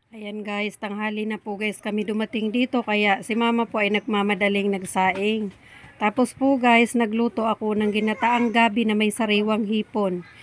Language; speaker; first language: Filipino; non-native, local second language; Bikol